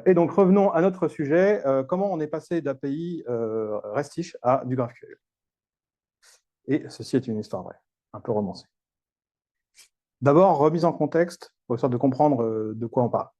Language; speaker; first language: French; native; French